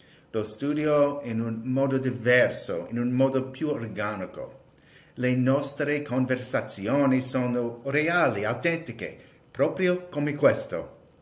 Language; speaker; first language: Italian; non-native, fluent; English